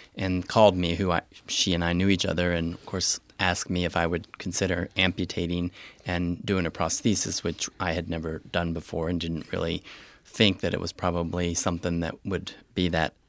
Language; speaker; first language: English; native; English